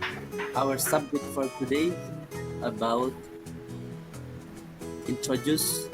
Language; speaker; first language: English; non-native, learner; Indonesian